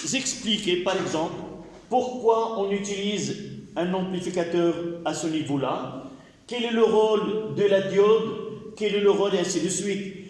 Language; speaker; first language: French; non-native, local second language; Arabic